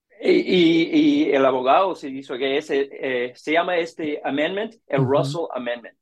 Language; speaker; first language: Spanish; non-native, learner; English